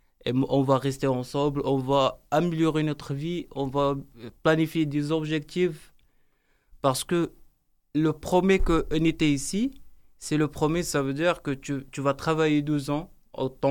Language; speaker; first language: French; non-native, learner; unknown